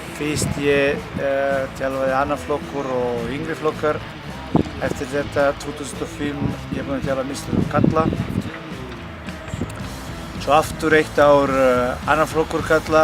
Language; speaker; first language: Icelandic; non-native, learner; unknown